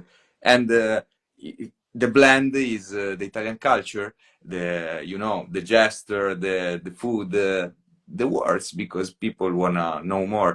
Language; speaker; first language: English; non-native, fluent; Italian